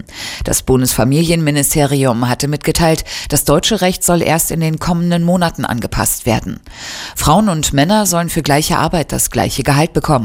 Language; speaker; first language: German; native; German